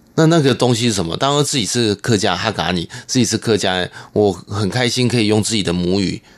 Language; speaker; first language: Chinese; non-native, local second language; Hakka Chinese